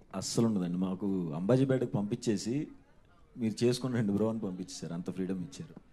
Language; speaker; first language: Telugu; native; Telugu